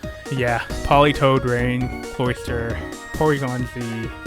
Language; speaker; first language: English; native; English